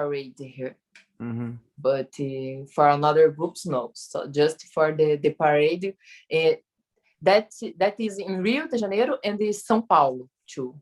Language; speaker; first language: English; non-native, learner; Portuguese